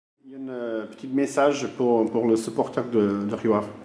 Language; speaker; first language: French; non-native, fluent; Portuguese